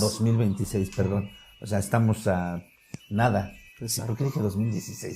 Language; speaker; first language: Spanish; native; Spanish